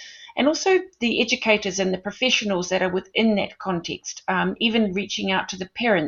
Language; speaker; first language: English; native; English